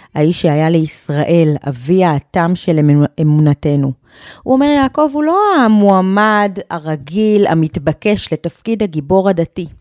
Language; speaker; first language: Hebrew; native; Hebrew